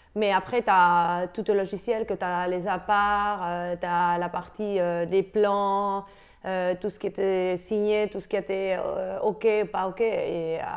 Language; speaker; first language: French; non-native, fluent; Spanish